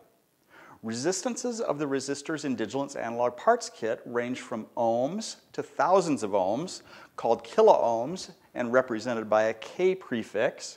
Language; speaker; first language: English; native; English